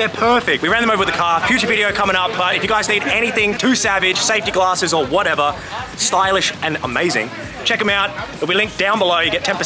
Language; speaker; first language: English; native; English